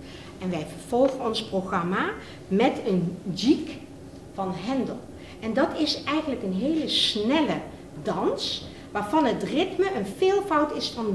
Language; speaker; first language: Dutch; native; Dutch